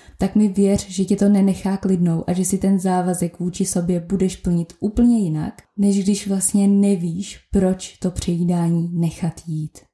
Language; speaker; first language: Czech; native; Czech